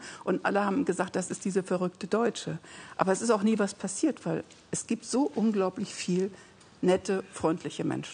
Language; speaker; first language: German; native; German